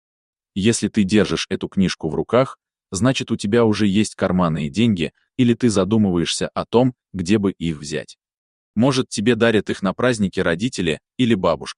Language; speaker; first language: Russian; native; Russian